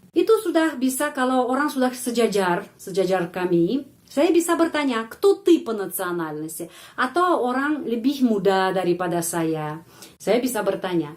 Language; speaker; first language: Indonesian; non-native, fluent; Russian